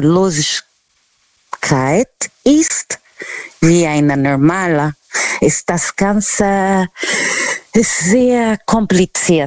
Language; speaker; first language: German; non-native, learner; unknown